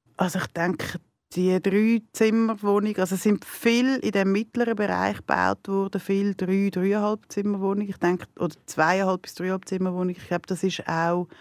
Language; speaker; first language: German; native; German